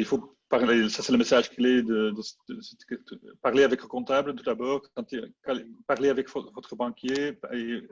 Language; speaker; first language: French; non-native, local second language; Dutch